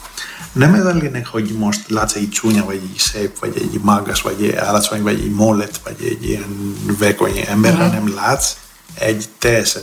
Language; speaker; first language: Hungarian; non-native, fluent; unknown